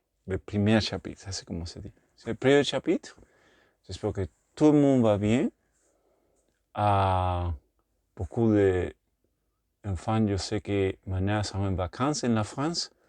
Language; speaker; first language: French; non-native, learner; Spanish